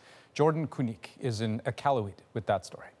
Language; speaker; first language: English; native; English